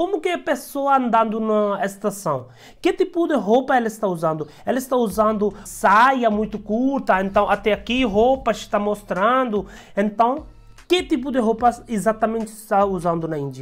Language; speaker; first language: Portuguese; non-native, learner; Hindi